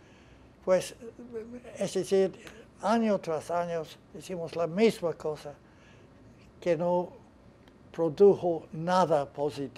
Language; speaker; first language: Spanish; non-native, fluent; English